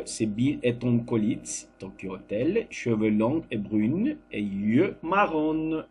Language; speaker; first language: French; non-native, fluent; Turkish